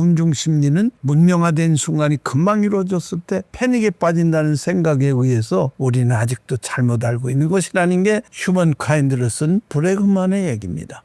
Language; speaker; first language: Korean; native; Korean